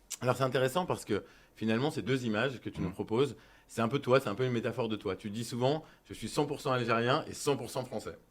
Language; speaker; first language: French; native; French